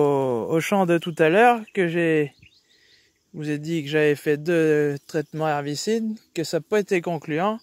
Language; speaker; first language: French; native; French